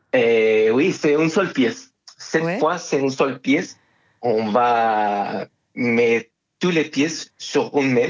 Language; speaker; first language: French; non-native, fluent; Spanish